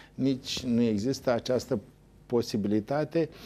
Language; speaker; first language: Romanian; native; Romanian